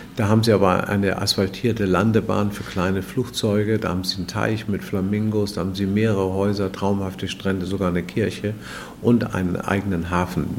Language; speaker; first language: German; native; German